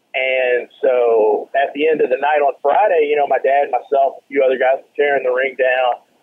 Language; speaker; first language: English; native; English